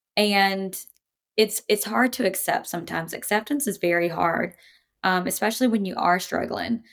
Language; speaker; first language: English; native; English